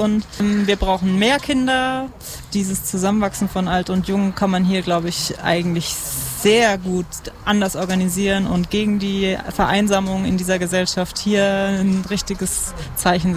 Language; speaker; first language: German; native; German